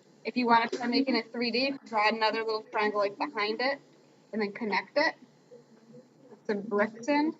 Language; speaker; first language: English; native; English